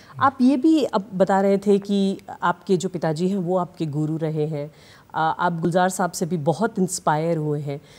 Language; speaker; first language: Hindi; native; Hindi